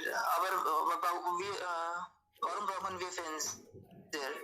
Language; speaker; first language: German; non-native, learner; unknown